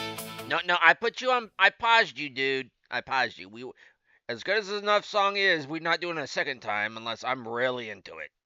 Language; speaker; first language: English; native; English